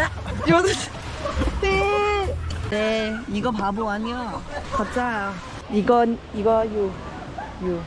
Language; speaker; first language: Korean; non-native, learner; Chinese